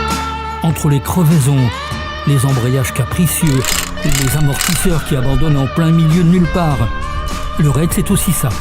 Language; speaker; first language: French; native; French